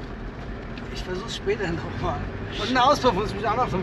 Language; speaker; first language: German; native; German